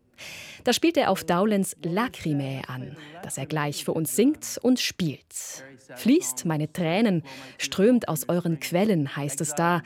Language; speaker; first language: German; native; German